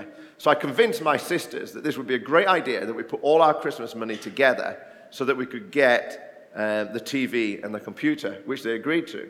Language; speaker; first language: English; native; English